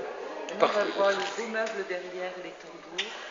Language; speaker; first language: French; native; French